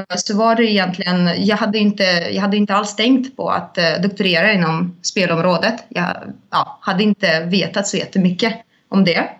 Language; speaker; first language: Swedish; non-native, fluent; Russian